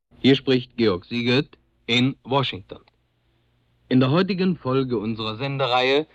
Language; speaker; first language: German; native; German